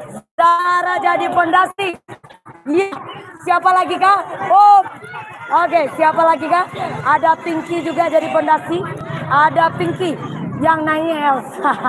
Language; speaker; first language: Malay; non-native, local second language; Minangkabau